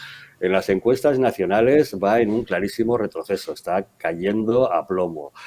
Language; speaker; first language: Spanish; native; Spanish